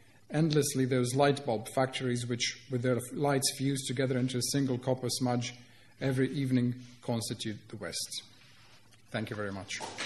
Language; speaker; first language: English; non-native, fluent; Croatian